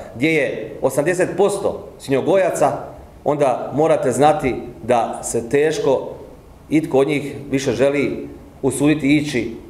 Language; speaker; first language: Croatian; native; Croatian